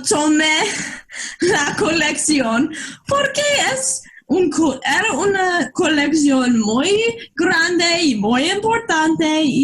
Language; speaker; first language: Spanish; non-native, learner; English